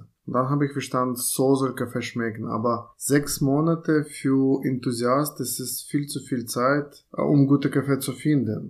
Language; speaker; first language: German; non-native, fluent; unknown